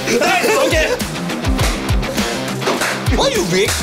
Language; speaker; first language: English; non-native, learner; Korean